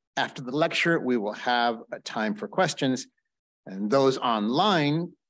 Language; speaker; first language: English; early bilingual, other home language; Spanish